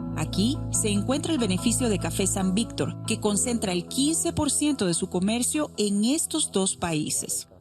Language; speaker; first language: Spanish; native; Spanish